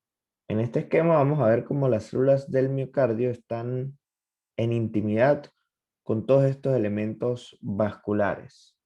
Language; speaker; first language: Spanish; native; Spanish